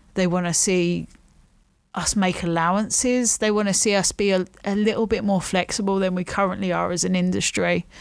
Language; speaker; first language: English; native; English